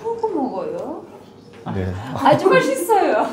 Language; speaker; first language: Korean; non-native, learner; Uzbek